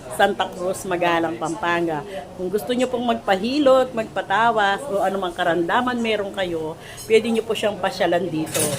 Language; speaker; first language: Filipino; non-native, local second language; Pampanga